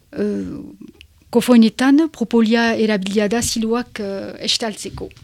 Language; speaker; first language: Basque; non-native, local second language; French